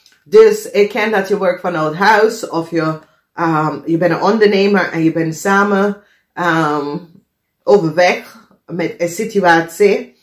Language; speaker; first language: Dutch; non-native, fluent; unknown